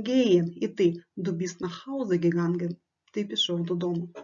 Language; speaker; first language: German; non-native, fluent; Ukrainian